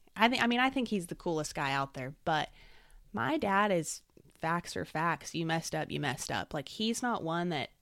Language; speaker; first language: English; native; English